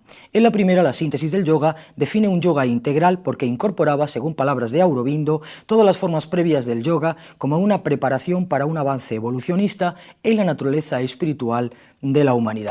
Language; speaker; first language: Spanish; native; Spanish